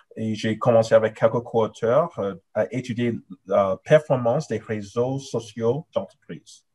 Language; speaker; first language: French; non-native, fluent; English